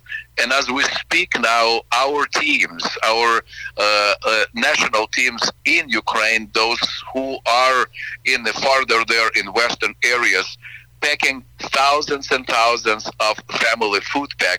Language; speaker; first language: English; non-native, fluent; Ukrainian